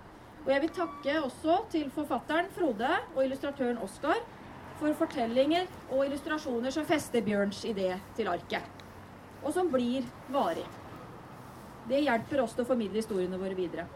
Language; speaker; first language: Norwegian; native; Norwegian